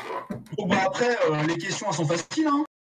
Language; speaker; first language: French; native; French